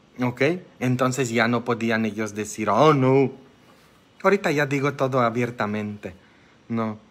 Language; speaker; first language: Spanish; non-native, fluent; Polish